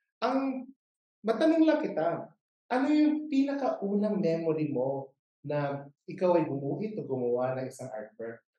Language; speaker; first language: Filipino; native; Filipino